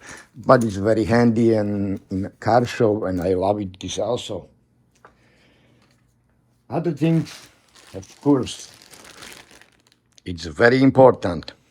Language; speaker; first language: English; non-native, learner; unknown